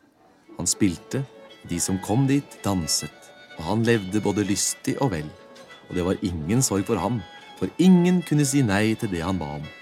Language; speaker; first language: Norwegian; native; Norwegian